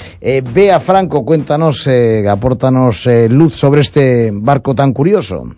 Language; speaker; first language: Spanish; native; Spanish